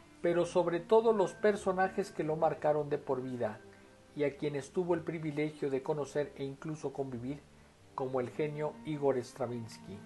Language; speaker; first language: Spanish; native; Spanish